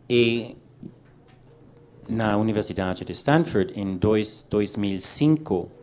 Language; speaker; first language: Portuguese; non-native, learner; English